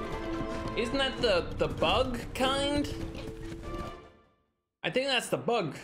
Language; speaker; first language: English; native; English